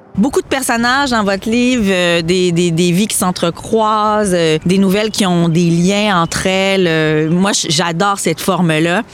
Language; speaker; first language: French; native; French